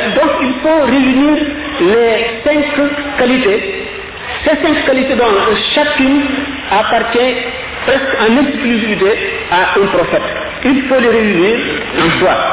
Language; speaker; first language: French; non-native, local second language; Wolof